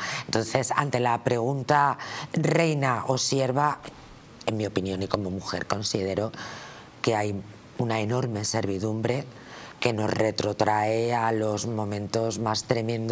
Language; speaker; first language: Spanish; native; Spanish